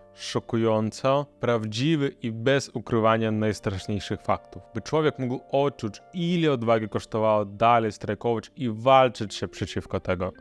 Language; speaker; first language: Polish; non-native, fluent; Russian